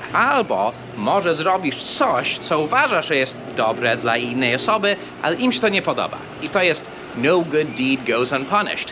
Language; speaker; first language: Polish; non-native, fluent; English